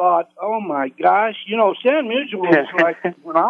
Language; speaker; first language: English; native; English